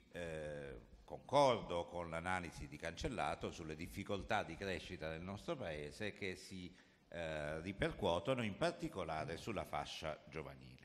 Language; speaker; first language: Italian; native; Italian